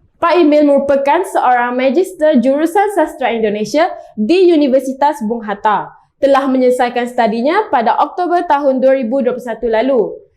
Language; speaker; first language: Malay; native; Malay